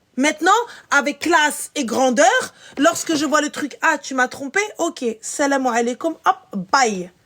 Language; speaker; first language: French; early bilingual, other home language; Arabic